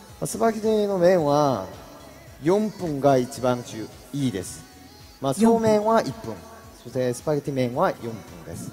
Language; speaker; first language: Japanese; non-native, fluent; Korean